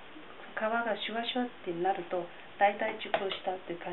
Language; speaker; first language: Japanese; non-native, fluent; Chinese